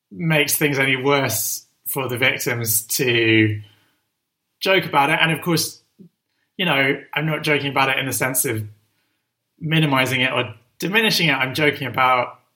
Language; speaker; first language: English; native; English